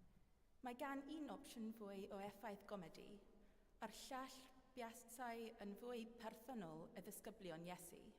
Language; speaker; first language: Welsh; non-native, fluent; English